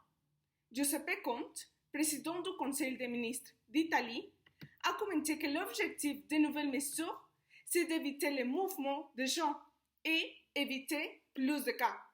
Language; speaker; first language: French; non-native, fluent; Spanish